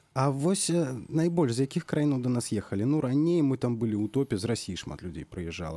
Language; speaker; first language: Belarusian; native; Belarusian